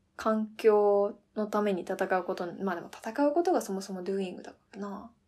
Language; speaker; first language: Japanese; early bilingual, heritage; Japanese